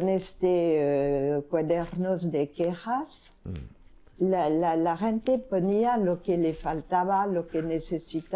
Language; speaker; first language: Spanish; non-native, fluent; French